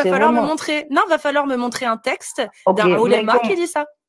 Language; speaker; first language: French; native; French